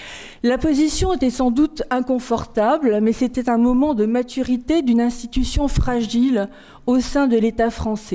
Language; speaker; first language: French; native; French